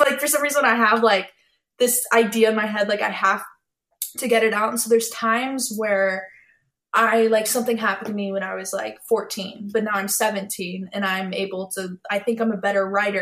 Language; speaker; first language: English; native; English